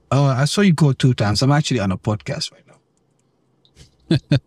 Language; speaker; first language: English; non-native, local second language; Wolof